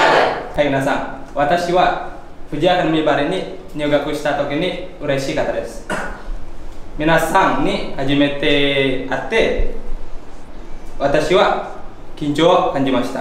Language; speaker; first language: Japanese; non-native, learner; Indonesian